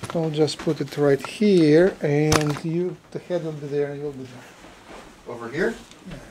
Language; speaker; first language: English; non-native, fluent; Russian